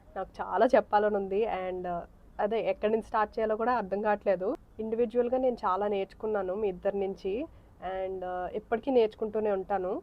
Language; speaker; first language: Telugu; early bilingual, heritage; Telugu